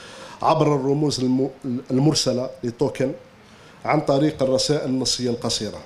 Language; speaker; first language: Arabic; native; Arabic